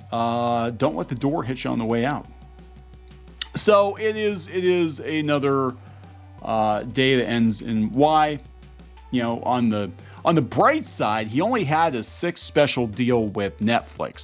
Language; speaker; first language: English; native; English